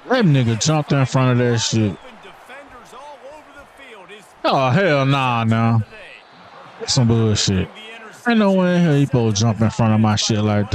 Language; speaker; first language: English; native; English